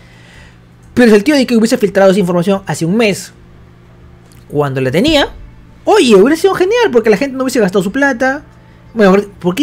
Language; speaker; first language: Spanish; native; Spanish